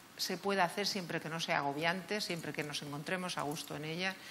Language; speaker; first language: Spanish; native; Spanish